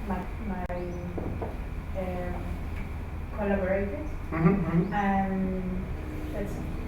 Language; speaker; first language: English; non-native, learner; Spanish